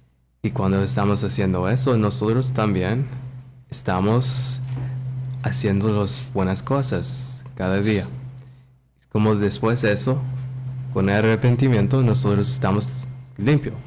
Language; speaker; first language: Spanish; non-native, learner; English